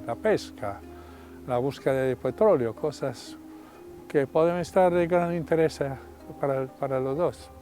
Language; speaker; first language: Spanish; non-native, fluent; English